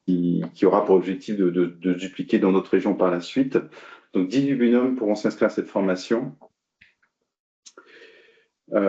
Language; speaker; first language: French; native; French